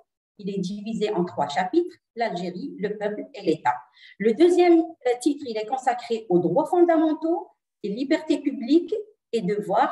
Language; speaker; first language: French; non-native, local second language; Arabic